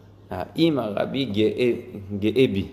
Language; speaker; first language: Hebrew; non-native, fluent; French